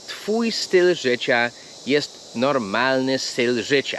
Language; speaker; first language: Polish; non-native, fluent; English